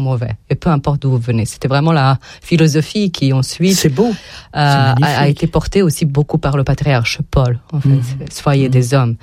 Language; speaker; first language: French; non-native, fluent; Serbian